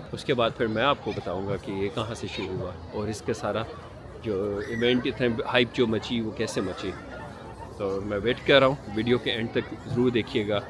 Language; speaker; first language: Urdu; non-native, local second language; Punjabi